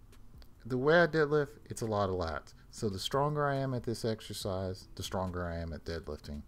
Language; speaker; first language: English; native; English